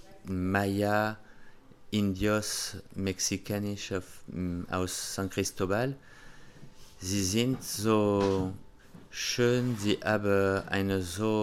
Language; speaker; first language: German; non-native, learner; French